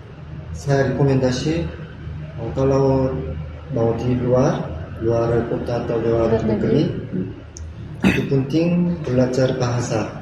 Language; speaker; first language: Indonesian; non-native, learner; Korean